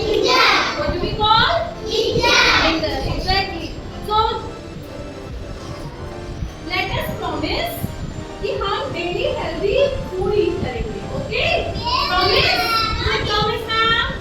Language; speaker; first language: English; non-native, local second language; Hindi